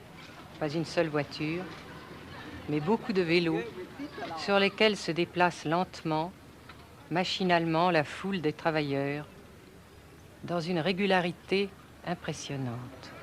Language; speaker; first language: French; native; French